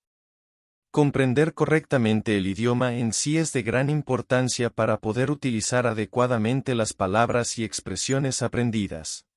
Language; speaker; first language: Spanish; non-native, fluent; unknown